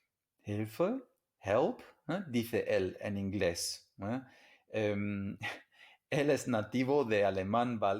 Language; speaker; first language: Spanish; non-native, fluent; English